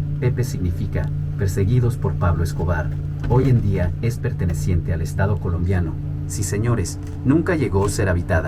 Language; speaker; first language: Spanish; native; Spanish